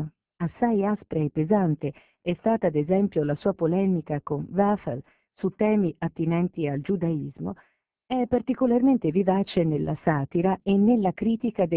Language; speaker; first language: Italian; native; Italian